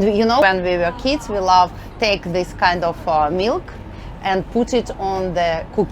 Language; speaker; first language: English; non-native, learner; Russian